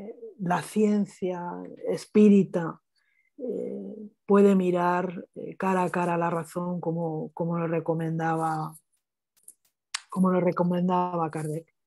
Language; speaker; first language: Spanish; native; Spanish